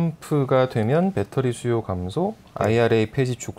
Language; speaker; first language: Korean; native; Korean